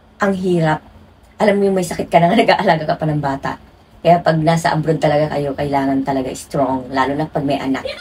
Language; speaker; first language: Filipino; native; Filipino